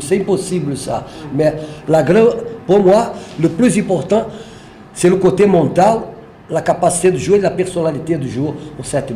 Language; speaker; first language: French; non-native, fluent; Portuguese